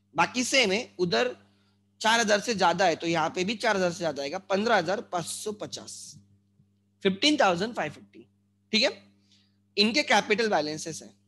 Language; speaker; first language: Hindi; non-native, local second language; Marathi